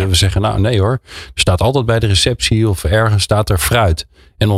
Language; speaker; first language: Dutch; native; Dutch